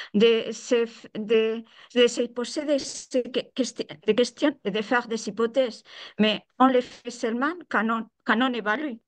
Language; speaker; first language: French; non-native, fluent; Spanish